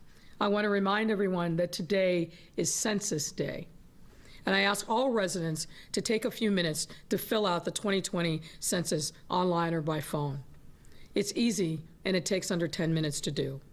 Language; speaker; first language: English; native; English